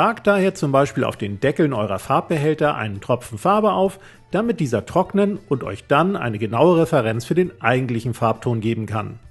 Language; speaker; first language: German; native; German